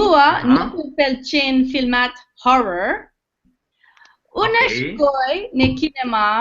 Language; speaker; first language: Albanian; non-native, learner; English